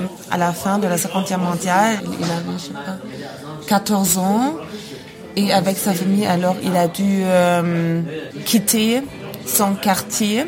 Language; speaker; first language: French; non-native, fluent; German